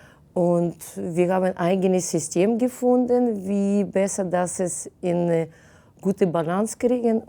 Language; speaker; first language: German; non-native, fluent; Russian